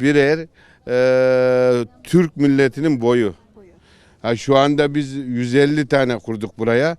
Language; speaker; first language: Turkish; non-native, local second language; Kyrgyz